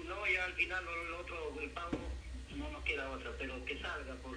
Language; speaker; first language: Spanish; native; Spanish